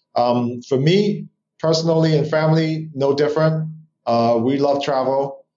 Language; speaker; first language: English; non-native, local second language; Cantonese